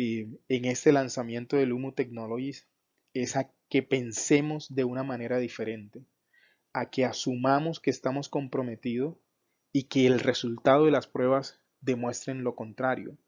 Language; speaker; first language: Spanish; native; Spanish